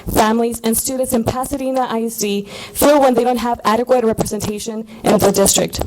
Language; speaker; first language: English; early bilingual, other home language; Spanish